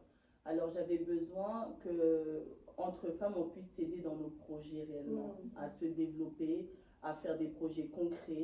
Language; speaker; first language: French; native; French